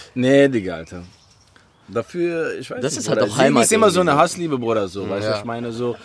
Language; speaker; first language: German; non-native, fluent; Arabic